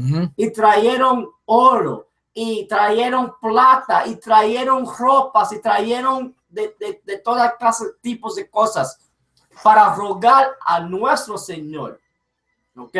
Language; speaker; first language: Spanish; early bilingual, heritage; English